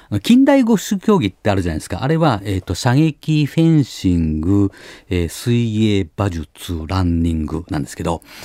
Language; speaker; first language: Japanese; native; Japanese